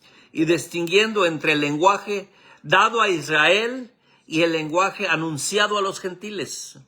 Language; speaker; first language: Spanish; native; Spanish